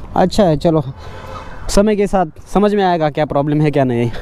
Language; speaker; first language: Hindi; non-native, local second language; Marathi